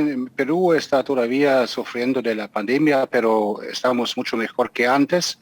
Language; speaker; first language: Spanish; non-native, fluent; German